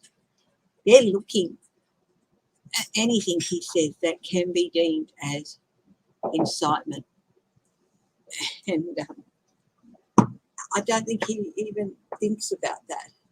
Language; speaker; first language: English; native; English